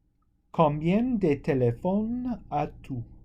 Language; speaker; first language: French; non-native, fluent; English